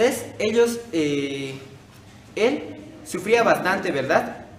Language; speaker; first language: Spanish; native; Spanish